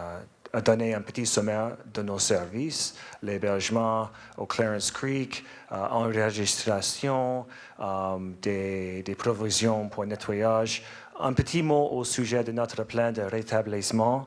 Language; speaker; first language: French; non-native, learner; English